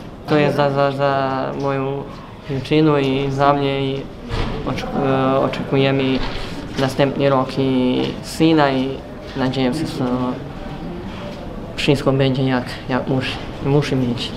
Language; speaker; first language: Polish; non-native, learner; Serbian